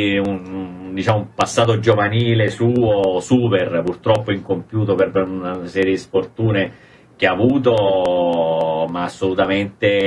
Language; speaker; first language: Italian; native; Italian